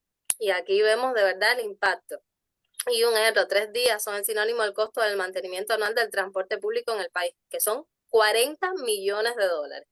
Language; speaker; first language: Spanish; native; Spanish